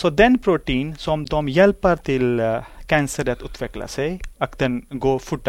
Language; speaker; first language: Swedish; non-native, learner; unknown